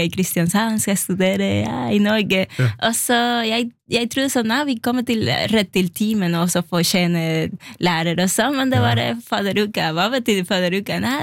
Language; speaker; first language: Norwegian; non-native, fluent; Spanish